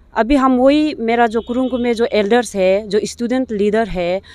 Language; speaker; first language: Hindi; non-native, local second language; Nyishi